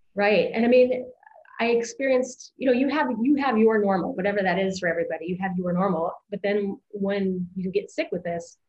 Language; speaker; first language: English; native; English